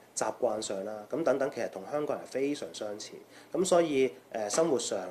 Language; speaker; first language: Chinese; non-native, local second language; Cantonese